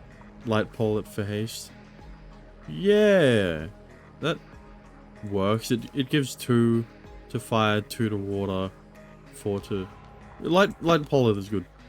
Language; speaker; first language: English; native; English